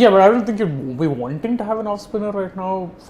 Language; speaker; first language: English; non-native, local second language; Hindi